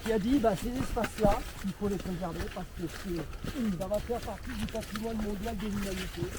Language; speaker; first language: French; native; French